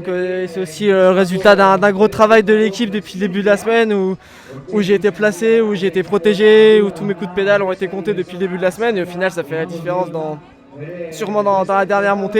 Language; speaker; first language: French; native; French